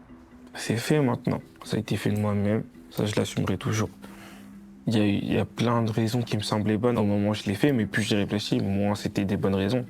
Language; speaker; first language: French; native; French